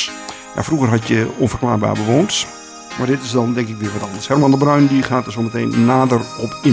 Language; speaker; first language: Dutch; native; Dutch